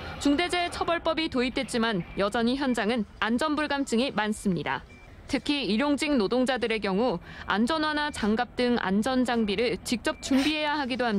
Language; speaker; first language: Korean; native; Korean